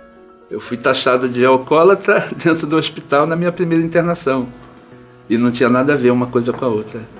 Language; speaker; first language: Portuguese; native; Portuguese